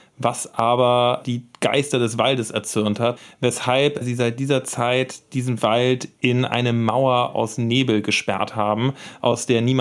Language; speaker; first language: German; native; German